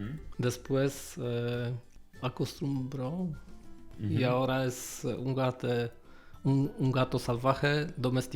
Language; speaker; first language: Spanish; non-native, learner; Polish